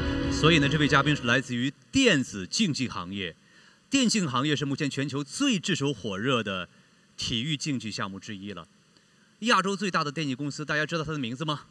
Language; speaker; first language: Chinese; native; Chinese